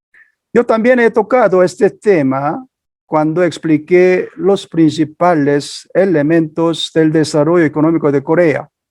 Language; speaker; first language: Spanish; non-native, fluent; Korean